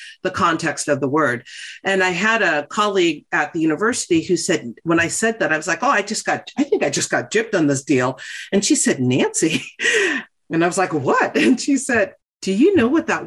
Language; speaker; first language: English; native; English